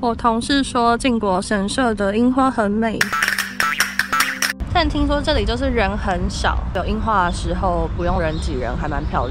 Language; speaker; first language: Chinese; native; Chinese